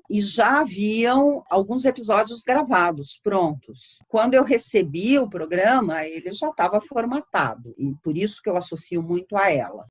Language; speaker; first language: Portuguese; native; Portuguese